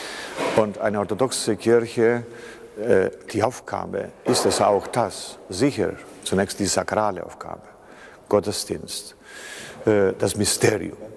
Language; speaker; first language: German; non-native, fluent; Greek